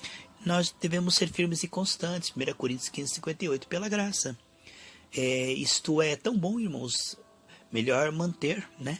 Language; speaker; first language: Portuguese; native; Portuguese